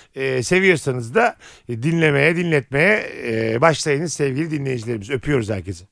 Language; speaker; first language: Turkish; native; Turkish